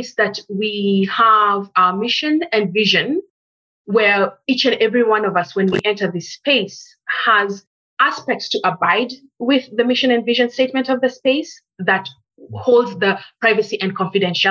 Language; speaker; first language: English; native; English